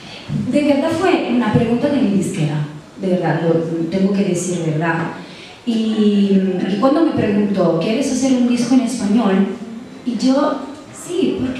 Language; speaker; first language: Spanish; non-native, learner; Italian